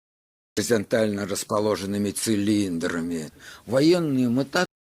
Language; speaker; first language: Russian; native; Russian